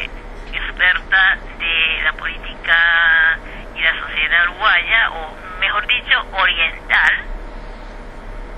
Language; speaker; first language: Spanish; non-native, fluent; Japanese